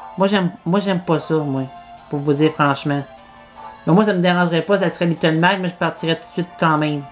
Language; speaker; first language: French; native; French